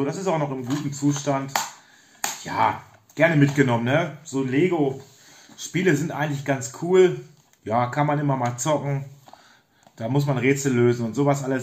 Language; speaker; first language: German; native; German